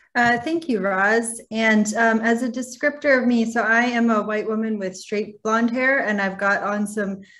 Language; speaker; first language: English; native; English